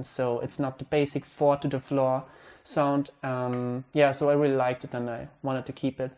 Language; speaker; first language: English; non-native, fluent; Hungarian